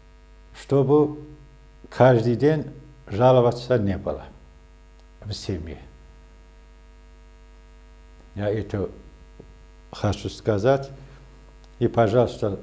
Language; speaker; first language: Russian; non-native, learner; Azerbaijani